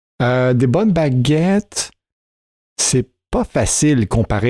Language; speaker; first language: French; non-native, fluent; English